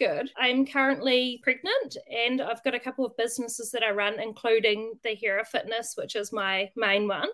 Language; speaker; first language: English; native; English